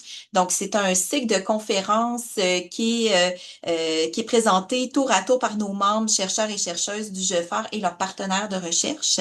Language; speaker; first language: French; native; French